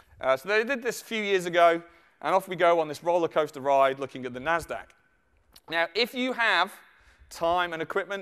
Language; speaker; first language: English; native; English